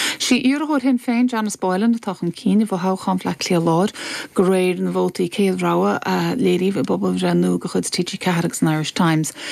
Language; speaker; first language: Irish; native; Irish